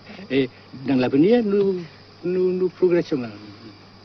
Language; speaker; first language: French; non-native, fluent; Vietnamese